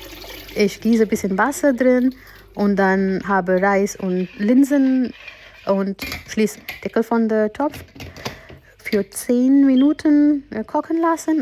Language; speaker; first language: German; non-native, fluent; Gujarati